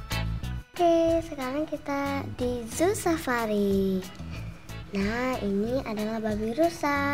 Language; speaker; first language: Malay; early bilingual, heritage; Indonesian